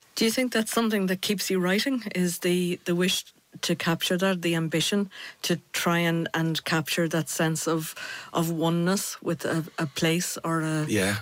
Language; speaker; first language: English; native; English